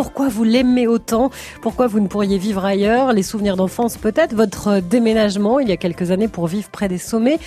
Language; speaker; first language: French; native; French